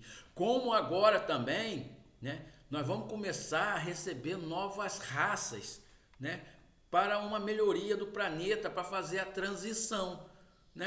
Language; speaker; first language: Portuguese; native; Portuguese